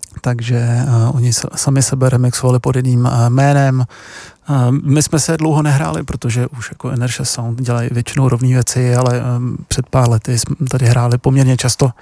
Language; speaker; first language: Czech; native; Czech